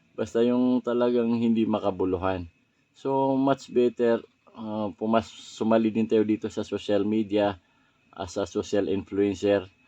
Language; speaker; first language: Filipino; non-native, local second language; Maranao